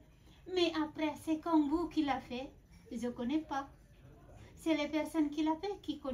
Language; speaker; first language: French; non-native, fluent; Balinese